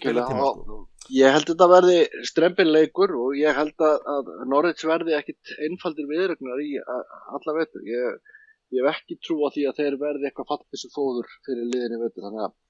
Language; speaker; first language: Icelandic; native; Icelandic